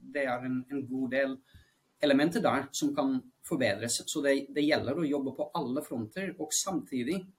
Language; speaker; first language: Norwegian; non-native, fluent; Dutch